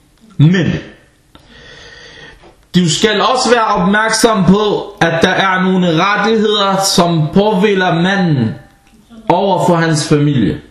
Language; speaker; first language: Danish; non-native, fluent; Arabic